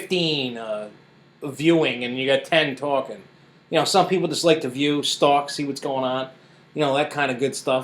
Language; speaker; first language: English; native; English